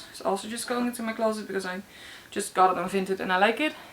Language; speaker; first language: English; non-native, fluent; Dutch